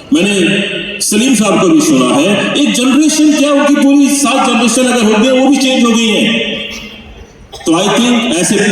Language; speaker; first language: Hindi; native; Hindi